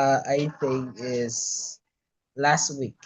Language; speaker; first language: English; non-native, learner; Vietnamese